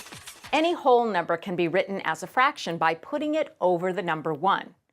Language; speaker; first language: English; native; English